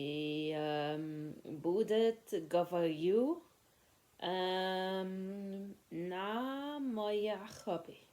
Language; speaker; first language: Russian; non-native, learner; French